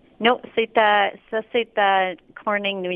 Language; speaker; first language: French; non-native, local second language; English